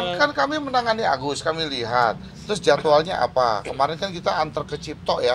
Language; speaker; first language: Indonesian; native; Indonesian